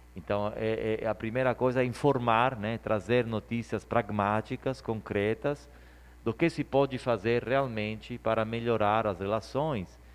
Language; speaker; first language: Portuguese; early bilingual, other home language; Italian